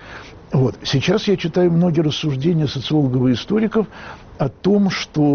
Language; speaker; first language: Russian; native; Russian